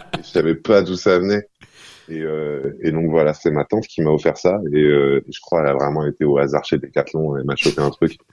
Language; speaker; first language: French; non-native, fluent; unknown